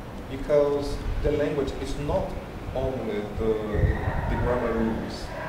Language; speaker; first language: English; non-native, fluent; Portuguese